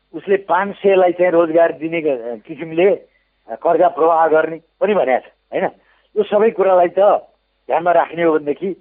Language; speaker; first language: Nepali; native; Nepali